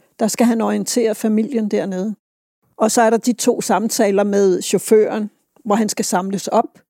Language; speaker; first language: Danish; native; Danish